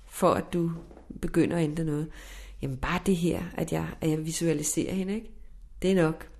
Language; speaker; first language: Danish; native; Danish